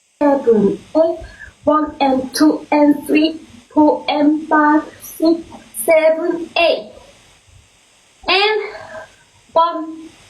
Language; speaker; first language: English; non-native, learner; Korean